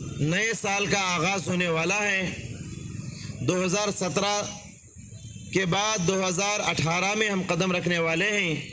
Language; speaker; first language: Urdu; native; Urdu